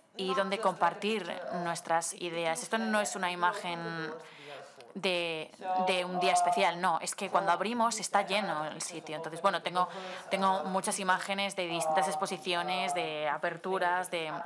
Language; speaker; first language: Spanish; non-native, fluent; Slovenian